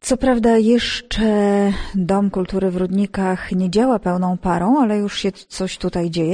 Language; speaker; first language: Polish; native; Polish